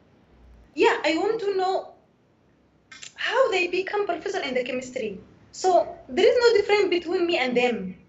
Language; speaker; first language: English; non-native, learner; Arabic